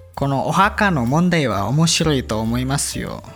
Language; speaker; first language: Japanese; non-native, learner; Indonesian